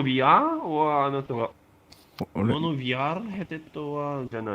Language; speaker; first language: Japanese; non-native, learner; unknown